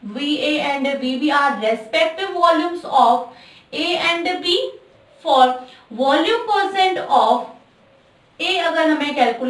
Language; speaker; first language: English; non-native, local second language; Hindi